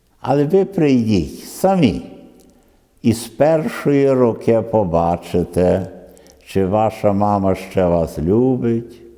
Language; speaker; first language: Ukrainian; early bilingual, other home language; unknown